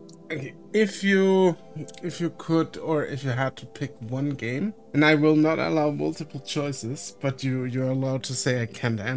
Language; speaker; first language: English; non-native, fluent; German